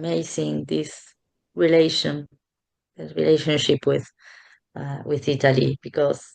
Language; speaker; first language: English; non-native, fluent; Spanish